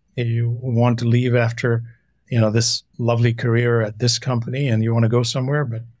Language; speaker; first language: English; non-native, local second language; Hindi